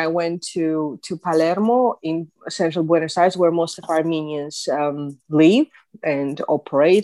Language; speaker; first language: English; non-native, fluent; Russian